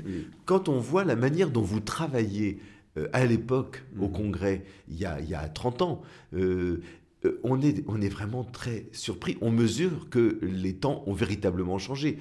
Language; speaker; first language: French; native; French